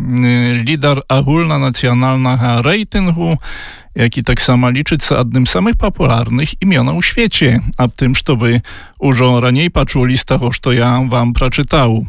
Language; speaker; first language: Polish; non-native, learner; Belarusian